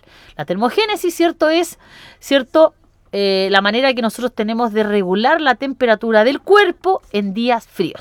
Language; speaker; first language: Spanish; native; Spanish